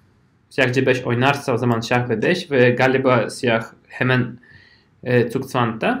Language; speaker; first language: Turkish; non-native, fluent; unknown